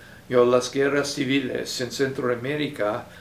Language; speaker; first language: Spanish; non-native, fluent; English